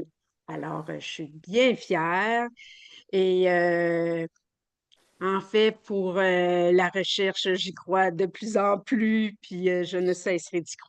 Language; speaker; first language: French; native; French